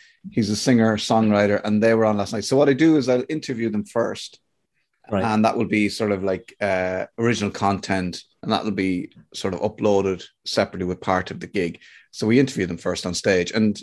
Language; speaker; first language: English; native; English